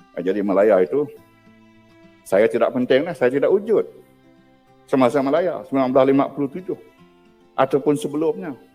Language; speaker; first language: Malay; non-native, local second language; Iban